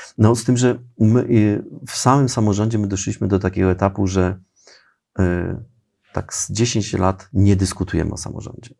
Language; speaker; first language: Polish; native; Polish